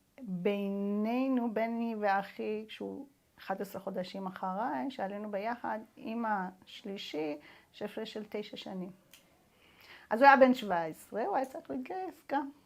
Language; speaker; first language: Hebrew; non-native, fluent; Persian